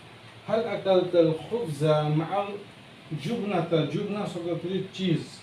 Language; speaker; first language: Arabic; non-native, fluent; Bangla